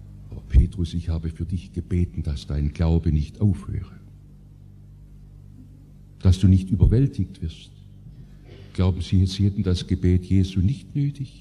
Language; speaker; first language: German; native; German